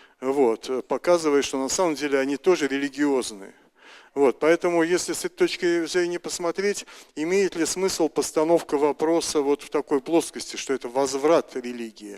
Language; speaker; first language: Russian; native; Russian